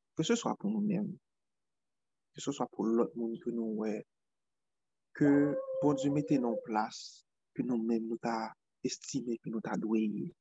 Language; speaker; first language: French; non-native, local second language; Haitian Creole